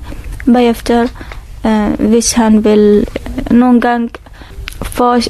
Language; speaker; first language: Danish; non-native, learner; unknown